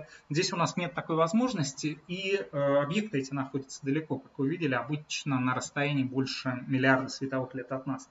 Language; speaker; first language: Russian; native; Russian